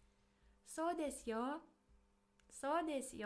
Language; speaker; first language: Japanese; non-native, fluent; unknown